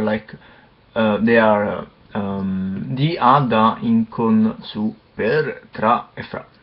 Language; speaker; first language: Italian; non-native, fluent; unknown